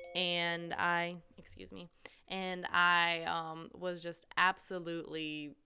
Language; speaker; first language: English; non-native, fluent; German